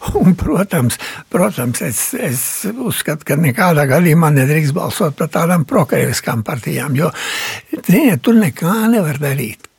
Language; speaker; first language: Latvian; early bilingual, heritage; Latvian